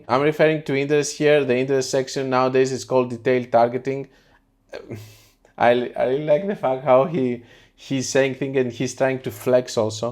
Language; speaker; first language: English; non-native, fluent; Greek